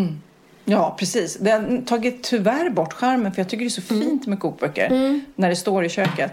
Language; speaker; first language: Swedish; native; Swedish